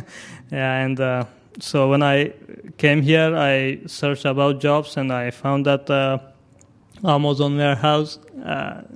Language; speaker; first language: English; non-native, fluent; Persian